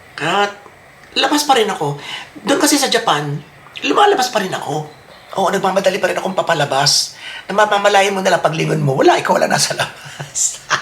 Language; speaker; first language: Filipino; native; Filipino